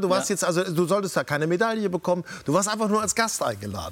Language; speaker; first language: German; native; German